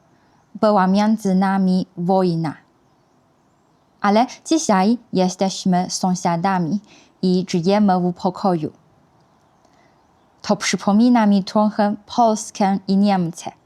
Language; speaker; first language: Polish; non-native, fluent; Chinese